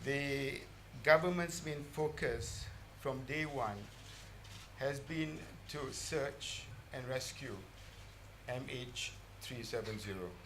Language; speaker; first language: English; non-native, local second language; Malay